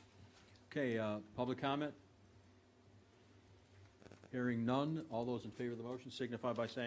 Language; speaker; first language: English; native; English